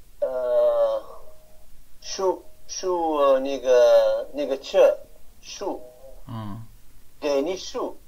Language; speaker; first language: Chinese; non-native, learner; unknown